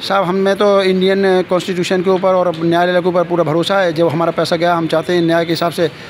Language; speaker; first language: Hindi; native; Hindi